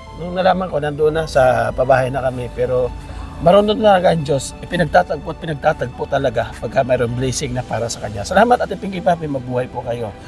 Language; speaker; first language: Filipino; non-native, local second language; Cebuano